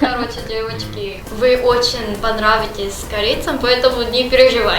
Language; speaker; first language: Russian; non-native, fluent; Korean